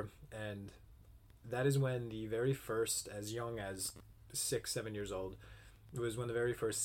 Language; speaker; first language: English; native; English